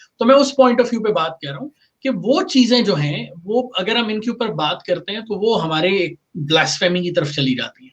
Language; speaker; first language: Urdu; native; Urdu